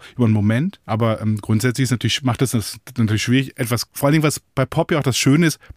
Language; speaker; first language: German; native; German